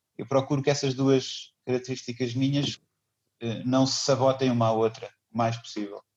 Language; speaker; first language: Portuguese; native; Portuguese